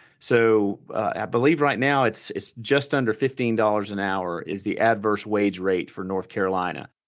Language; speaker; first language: English; native; English